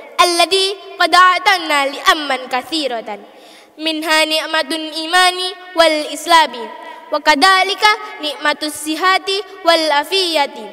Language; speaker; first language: Arabic; non-native, learner; Indonesian